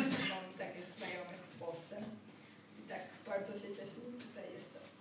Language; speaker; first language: Polish; non-native, fluent; Georgian